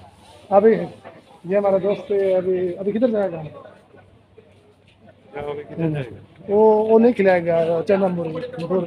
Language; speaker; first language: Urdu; non-native, local second language; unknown